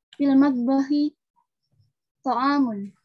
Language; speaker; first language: Arabic; non-native, learner; Indonesian